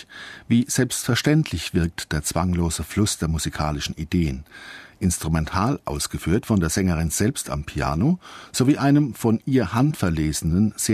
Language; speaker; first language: German; native; German